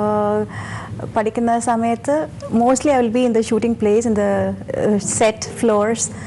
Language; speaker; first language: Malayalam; non-native, local second language; Tamil